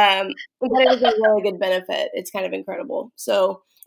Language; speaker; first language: English; native; English